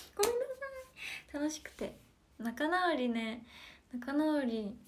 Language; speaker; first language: Japanese; native; Japanese